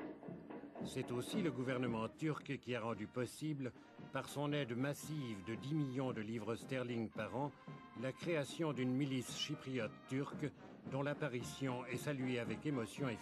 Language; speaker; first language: French; native; French